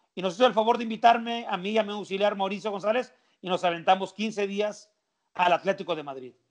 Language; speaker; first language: Spanish; native; Spanish